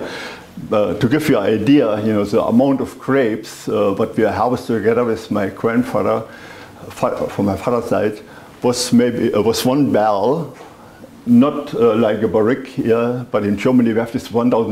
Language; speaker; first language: English; non-native, fluent; German